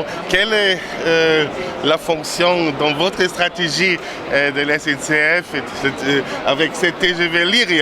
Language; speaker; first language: French; non-native, learner; German